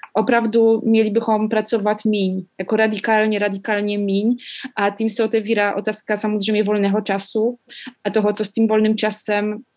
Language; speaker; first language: Czech; non-native, learner; Polish